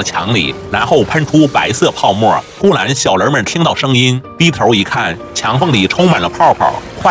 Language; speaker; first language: Chinese; native; Chinese